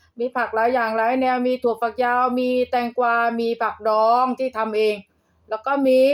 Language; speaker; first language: Thai; non-native, local second language; Lao